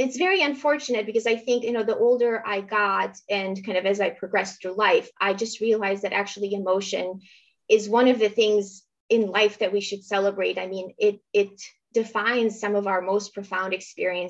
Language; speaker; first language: English; early bilingual, other home language; Romanian